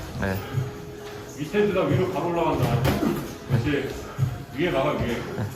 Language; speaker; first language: Korean; native; Korean